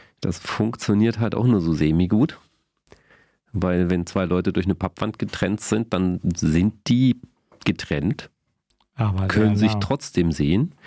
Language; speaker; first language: German; native; German